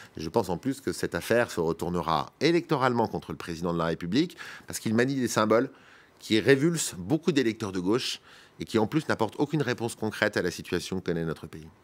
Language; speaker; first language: French; native; French